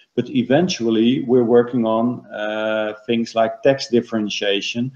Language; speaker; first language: English; non-native, fluent; Dutch